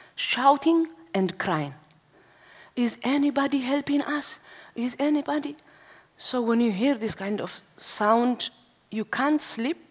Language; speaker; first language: English; non-native, learner; Tigrinya